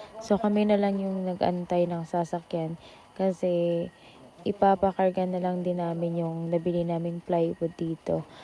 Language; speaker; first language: Filipino; non-native, local second language; Cebuano